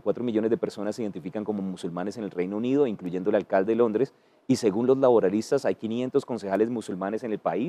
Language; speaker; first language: Spanish; native; Spanish